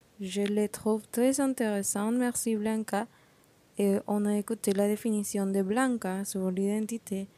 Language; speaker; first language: French; non-native, learner; Spanish